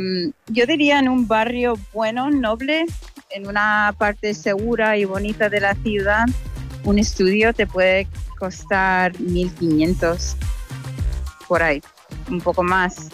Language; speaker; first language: Spanish; non-native, fluent; English